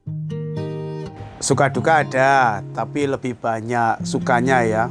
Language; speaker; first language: Indonesian; non-native, local second language; Javanese